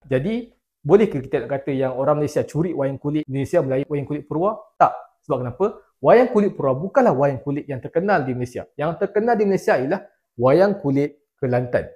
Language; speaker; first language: Malay; native; Malay